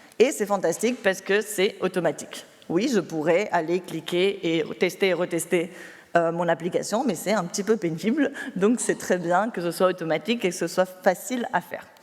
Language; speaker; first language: French; non-native, fluent; Spanish